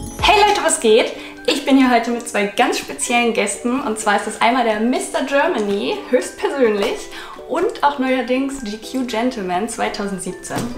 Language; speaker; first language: German; native; German